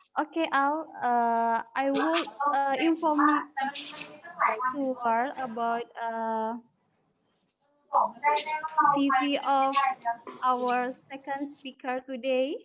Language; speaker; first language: English; non-native, learner; Indonesian